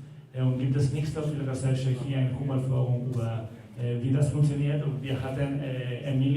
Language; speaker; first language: German; non-native, learner; Spanish